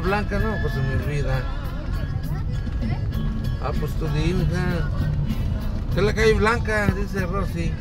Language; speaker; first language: Spanish; native; Spanish